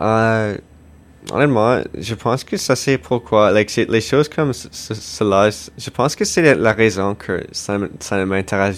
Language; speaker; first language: French; non-native, local second language; English